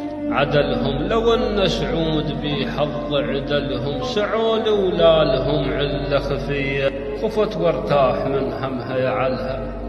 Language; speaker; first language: Arabic; native; Arabic